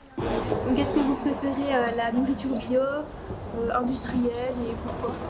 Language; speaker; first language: French; native; French